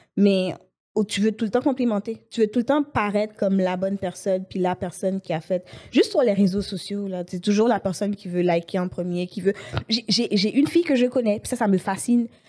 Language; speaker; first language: French; native; French